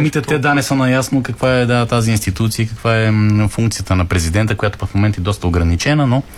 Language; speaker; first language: Bulgarian; native; Bulgarian